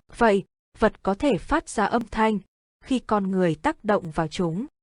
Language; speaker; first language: Vietnamese; native; Vietnamese